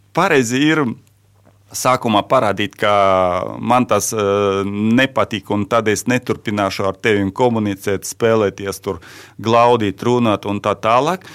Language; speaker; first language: Latvian; non-native, local second language; Russian